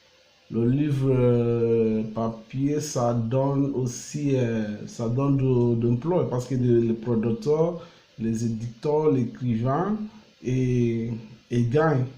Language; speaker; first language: French; non-native, learner; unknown